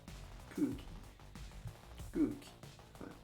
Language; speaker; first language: Japanese; non-native, learner; Spanish